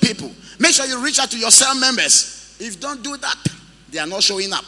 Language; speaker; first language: English; non-native, local second language; Ewe